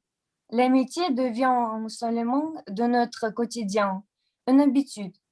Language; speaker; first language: French; non-native, learner; Russian